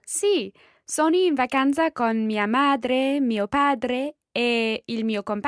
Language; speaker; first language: Italian; non-native, learner; English